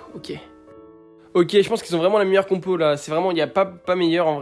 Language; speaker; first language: French; native; French